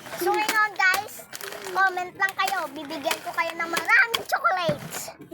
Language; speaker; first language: Filipino; native; Filipino